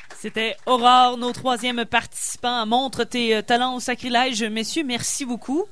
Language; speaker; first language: French; native; French